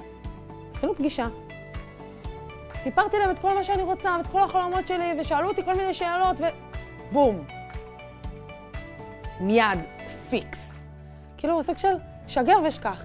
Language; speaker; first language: Hebrew; native; Hebrew